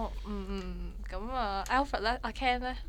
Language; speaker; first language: Chinese; native; Chinese